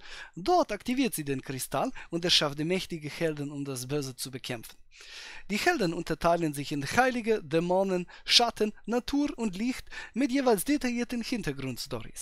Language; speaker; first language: German; native; German